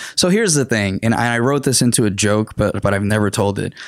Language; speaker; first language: English; non-native, fluent; Spanish